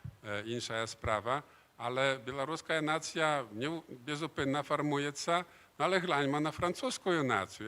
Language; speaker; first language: Polish; non-native, learner; Belarusian